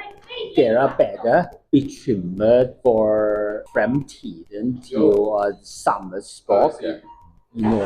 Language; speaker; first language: Norwegian; non-native, fluent; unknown